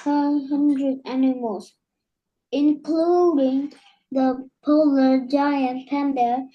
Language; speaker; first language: English; non-native, learner; Vietnamese